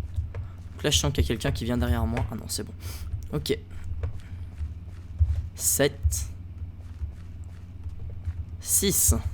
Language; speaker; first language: French; native; French